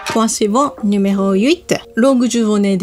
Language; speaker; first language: French; non-native, learner; Japanese